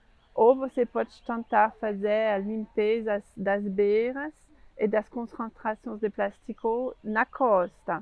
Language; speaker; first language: Portuguese; non-native, fluent; French